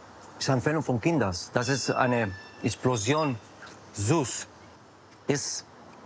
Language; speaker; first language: German; non-native, learner; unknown